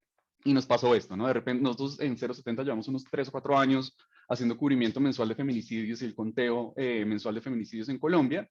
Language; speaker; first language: Spanish; native; Spanish